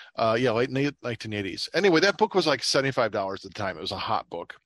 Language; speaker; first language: English; native; English